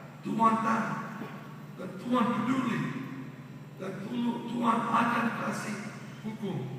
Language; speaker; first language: Indonesian; non-native, learner; English